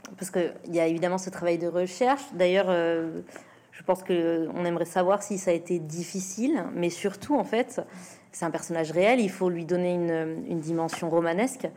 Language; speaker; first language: French; native; French